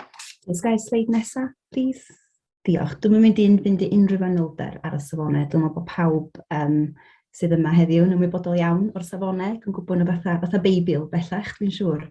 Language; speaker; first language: Welsh; native; Welsh